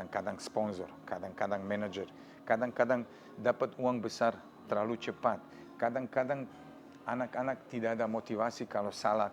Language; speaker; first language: Indonesian; non-native, fluent; Serbian